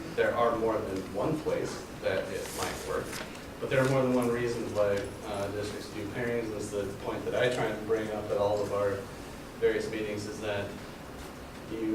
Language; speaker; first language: English; native; English